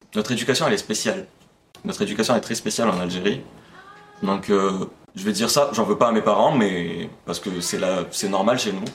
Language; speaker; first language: French; non-native, local second language; Arabic